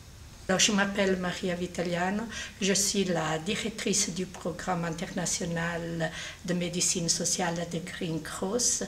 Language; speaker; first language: French; non-native, fluent; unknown